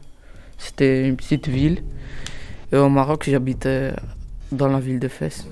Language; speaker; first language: French; early bilingual, other home language; Italian